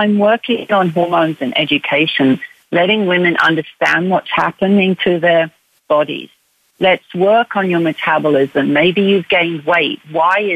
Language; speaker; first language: English; native; English